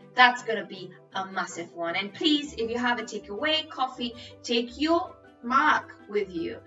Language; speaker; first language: English; non-native, fluent; Spanish